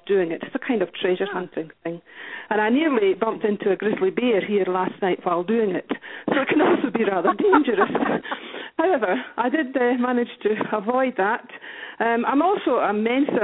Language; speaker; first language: English; native; English